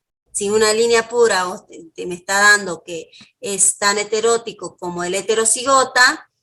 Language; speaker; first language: Spanish; native; Spanish